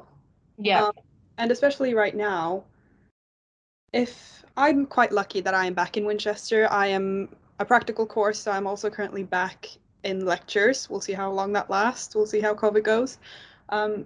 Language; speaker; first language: English; non-native, fluent; Norwegian